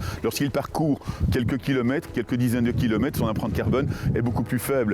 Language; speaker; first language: French; native; French